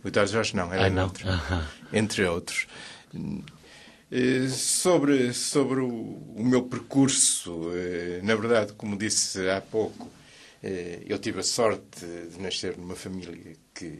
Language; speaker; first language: Portuguese; native; Portuguese